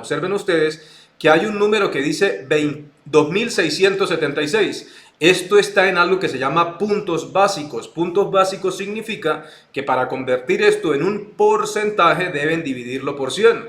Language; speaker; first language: Spanish; native; Spanish